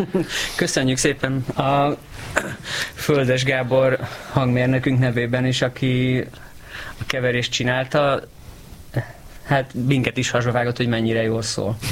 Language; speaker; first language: Hungarian; native; Hungarian